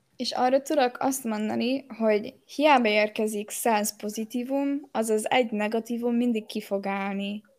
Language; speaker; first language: Hungarian; early bilingual, heritage; Hungarian